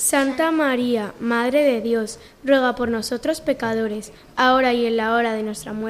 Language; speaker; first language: Spanish; native; Spanish